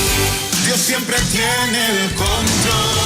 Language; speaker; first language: Spanish; native; Spanish